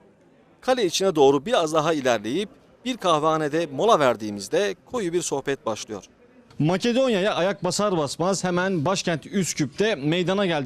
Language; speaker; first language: Turkish; native; Turkish